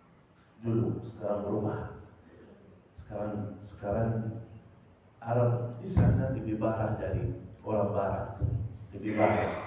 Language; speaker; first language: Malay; non-native, fluent; Arabic